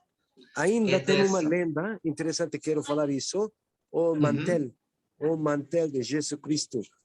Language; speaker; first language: Portuguese; non-native, learner; Turkish